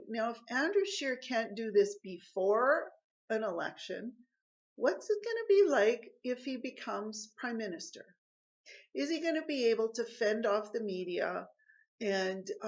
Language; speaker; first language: English; native; English